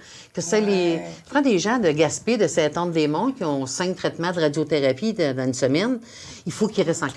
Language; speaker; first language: French; native; French